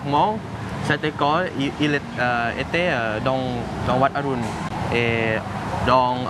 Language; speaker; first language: French; non-native, learner; Thai